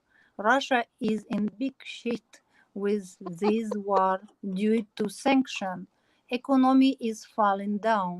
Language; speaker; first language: English; non-native, learner; Ukrainian